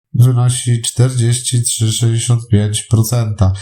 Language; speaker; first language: Polish; native; Polish